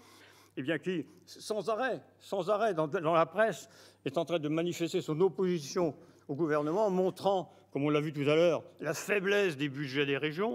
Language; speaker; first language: French; native; French